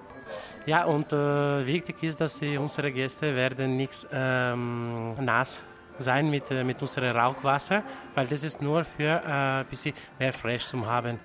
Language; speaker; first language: German; non-native, learner; Italian